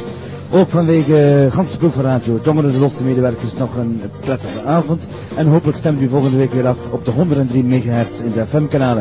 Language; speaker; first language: Dutch; native; Dutch